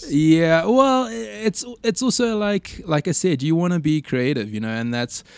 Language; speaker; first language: English; native; English